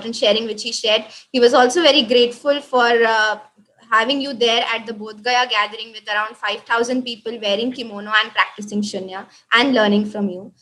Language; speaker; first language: English; non-native, local second language; Hindi